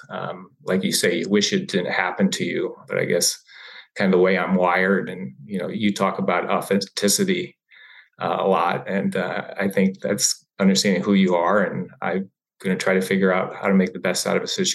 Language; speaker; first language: English; native; English